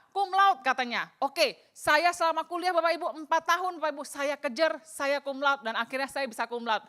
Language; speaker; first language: Indonesian; native; Indonesian